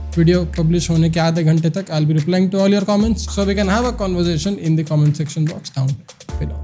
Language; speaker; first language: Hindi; non-native, local second language; Bangla